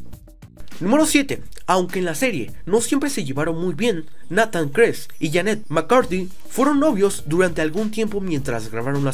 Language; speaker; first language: Spanish; native; Spanish